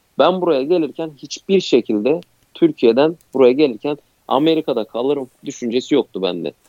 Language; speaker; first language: Turkish; native; Turkish